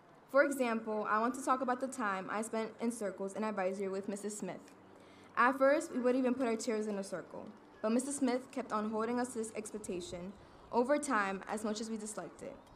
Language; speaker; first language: English; early bilingual, other home language; Spanish